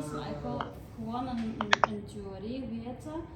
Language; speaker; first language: Dutch; non-native, learner; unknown